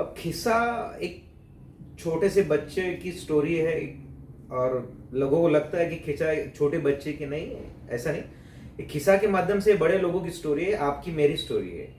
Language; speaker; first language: Hindi; non-native, local second language; Marathi